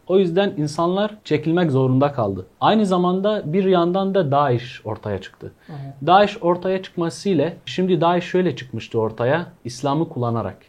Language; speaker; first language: Turkish; non-native, fluent; Arabic